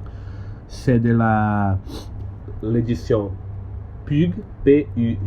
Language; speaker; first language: French; non-native, learner; Portuguese